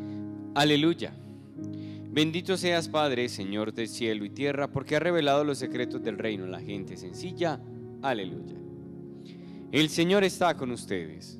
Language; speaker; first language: Spanish; native; Spanish